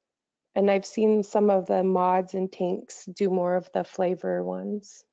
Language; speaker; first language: English; native; English